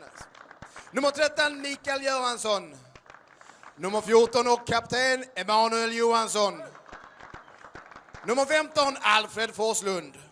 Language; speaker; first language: Swedish; native; Swedish